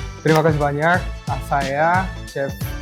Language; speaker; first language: Indonesian; early bilingual, other home language; Korean